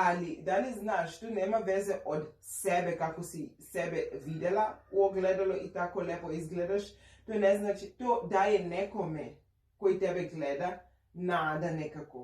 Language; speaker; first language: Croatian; non-native, fluent; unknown